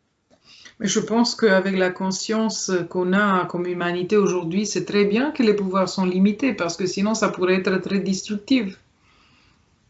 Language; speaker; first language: French; non-native, fluent; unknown